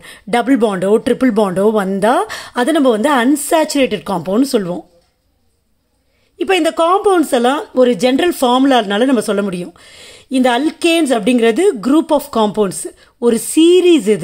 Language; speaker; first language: Tamil; native; Tamil